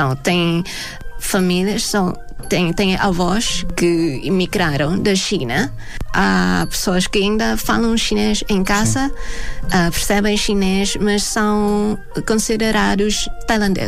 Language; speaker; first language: Portuguese; non-native, fluent; Thai